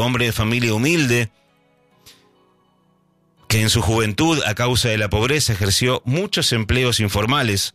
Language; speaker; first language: Spanish; native; Spanish